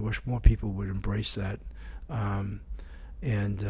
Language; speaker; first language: English; native; English